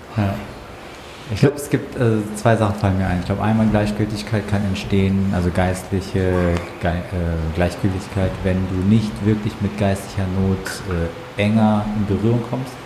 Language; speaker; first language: German; native; German